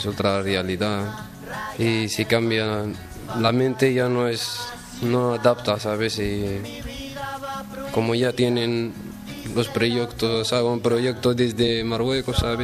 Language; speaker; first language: Spanish; non-native, fluent; Arabic